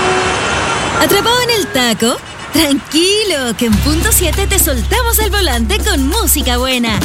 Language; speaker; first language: Spanish; native; Spanish